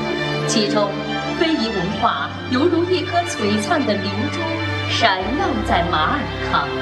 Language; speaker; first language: Chinese; native; Chinese